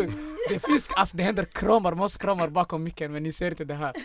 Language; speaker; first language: Swedish; non-native, fluent; Somali